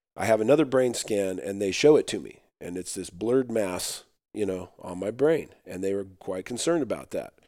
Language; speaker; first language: English; native; English